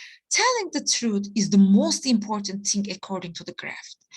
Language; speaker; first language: English; non-native, fluent; Turkish